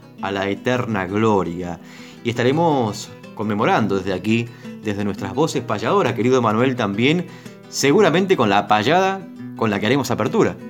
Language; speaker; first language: Spanish; native; Spanish